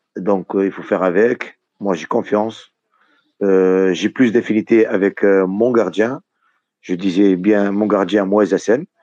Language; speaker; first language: French; non-native, local second language; Arabic